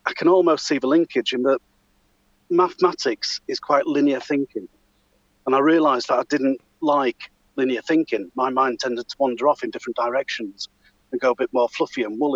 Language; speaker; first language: English; native; English